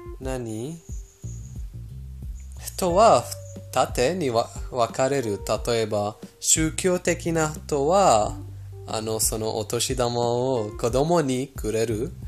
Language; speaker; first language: Japanese; non-native, fluent; Persian